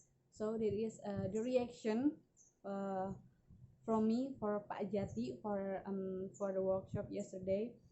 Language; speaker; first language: English; non-native, learner; Indonesian